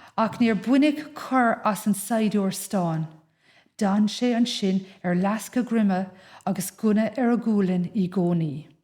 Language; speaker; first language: Irish; native; Irish